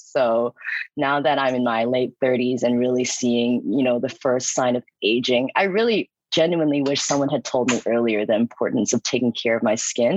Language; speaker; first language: English; non-native, local second language; Cantonese